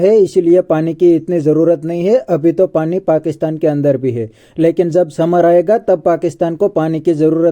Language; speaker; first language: Hindi; native; Hindi